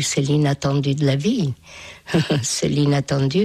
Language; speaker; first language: French; non-native, fluent; Hungarian